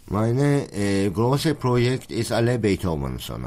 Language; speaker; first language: German; non-native, fluent; Turkish